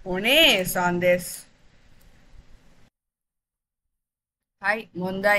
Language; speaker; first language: Japanese; non-native, fluent; Tamil